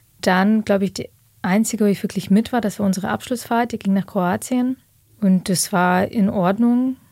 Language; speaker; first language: German; early bilingual, other home language; Russian